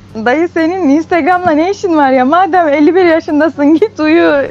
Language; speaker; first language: Turkish; native; Turkish